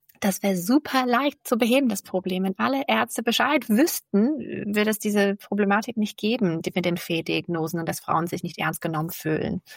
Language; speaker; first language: German; non-native, fluent; English